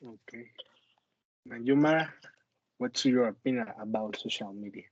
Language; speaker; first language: English; non-native, learner; Spanish